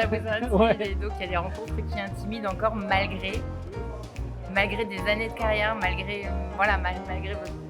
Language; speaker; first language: French; native; French